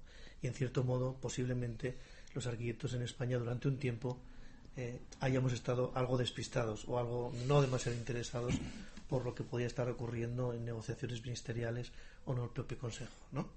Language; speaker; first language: Spanish; native; Spanish